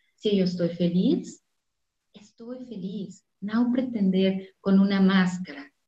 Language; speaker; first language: Spanish; non-native, fluent; Portuguese